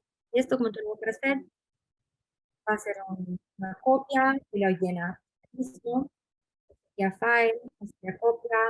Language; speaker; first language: Spanish; non-native, fluent; English